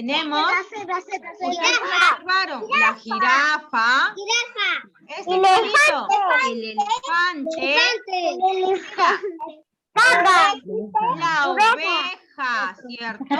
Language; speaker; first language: Spanish; native; Spanish